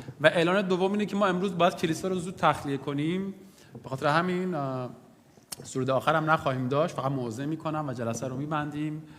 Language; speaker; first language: Persian; non-native, local second language; Kurdish